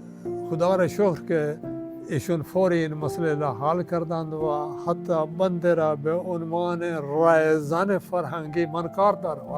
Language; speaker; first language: Persian; non-native, fluent; Urdu